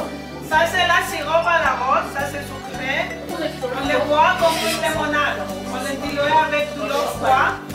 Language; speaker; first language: French; non-native, learner; Greek